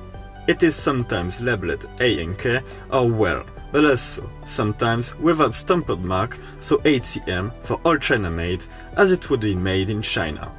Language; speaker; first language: English; non-native, fluent; French